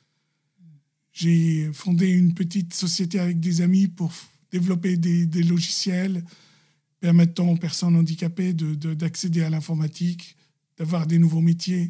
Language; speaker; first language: French; non-native, local second language; Arabic